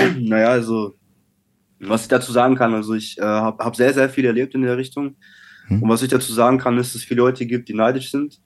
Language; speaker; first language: German; native; German